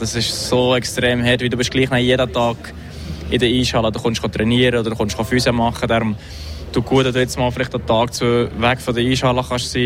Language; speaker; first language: German; native; German